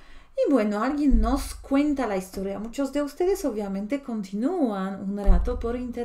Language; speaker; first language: Spanish; non-native, fluent; Polish